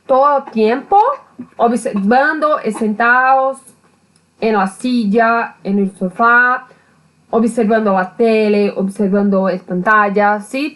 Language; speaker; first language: Spanish; non-native, learner; Portuguese